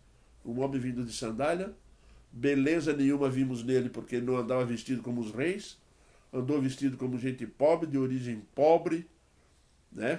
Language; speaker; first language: Portuguese; native; Portuguese